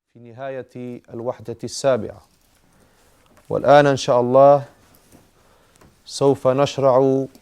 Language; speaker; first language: Arabic; non-native, fluent; English